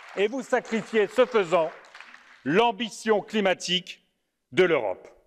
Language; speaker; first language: French; native; French